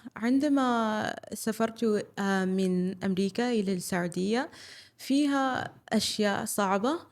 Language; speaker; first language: Arabic; early bilingual, other home language; English